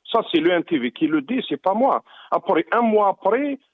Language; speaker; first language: French; non-native, local second language; Arabic